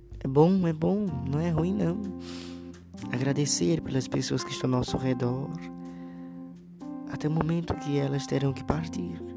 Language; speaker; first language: Portuguese; native; Portuguese